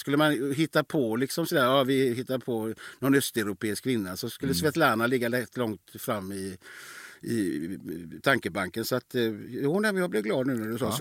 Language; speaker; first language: Swedish; native; Swedish